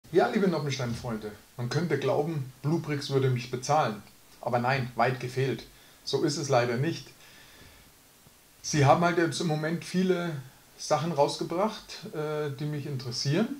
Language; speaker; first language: German; native; German